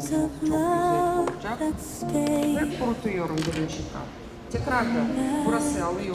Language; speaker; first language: Turkish; non-native, learner; Russian